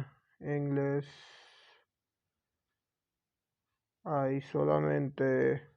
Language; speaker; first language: Spanish; non-native, learner; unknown